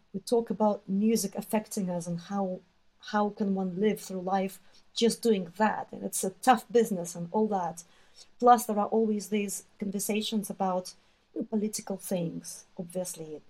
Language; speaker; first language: English; non-native, fluent; Russian